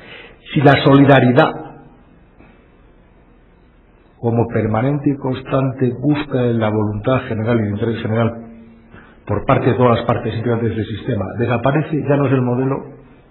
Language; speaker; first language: Spanish; native; Spanish